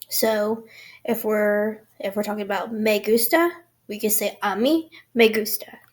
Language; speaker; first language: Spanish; non-native, learner; English